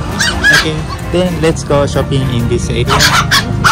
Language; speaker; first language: English; non-native, learner; Japanese